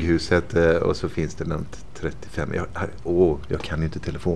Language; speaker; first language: Swedish; native; Swedish